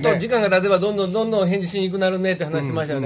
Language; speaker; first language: Japanese; native; Japanese